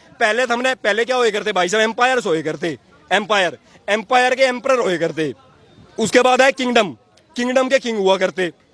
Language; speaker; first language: Hindi; native; Hindi